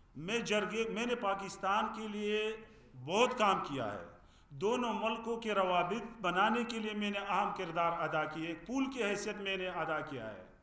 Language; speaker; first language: Urdu; non-native, fluent; Pashto